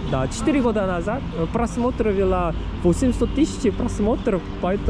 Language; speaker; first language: Russian; non-native, learner; Korean